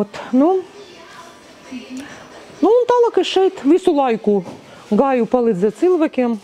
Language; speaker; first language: Latvian; non-native, learner; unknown